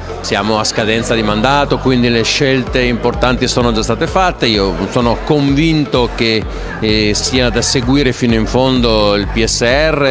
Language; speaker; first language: Italian; native; Italian